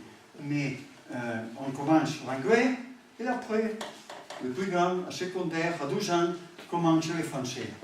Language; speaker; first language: French; non-native, learner; Catalan